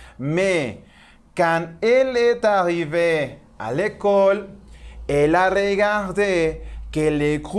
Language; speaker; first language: French; non-native, learner; Spanish